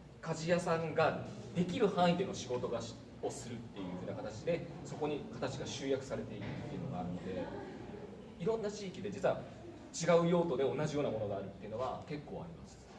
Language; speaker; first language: Japanese; native; Japanese